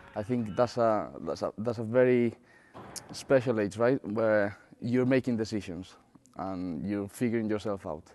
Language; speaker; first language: English; non-native, fluent; Spanish